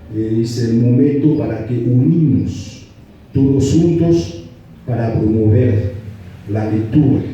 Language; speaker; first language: Spanish; non-native, fluent; Haitian Creole